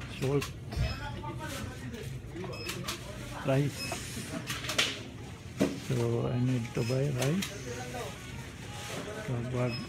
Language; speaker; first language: English; non-native, local second language; Filipino